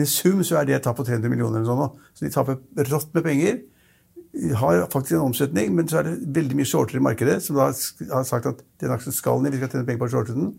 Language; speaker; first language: Norwegian; native; Norwegian